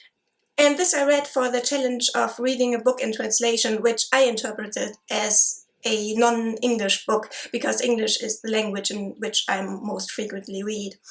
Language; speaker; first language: English; non-native, fluent; German